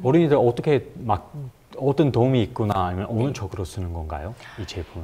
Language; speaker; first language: Korean; non-native, learner; English